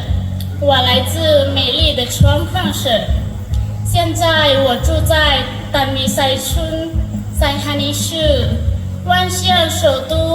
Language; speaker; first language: Chinese; non-native, learner; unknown